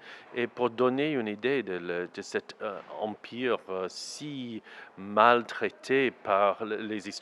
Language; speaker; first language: French; non-native, learner; English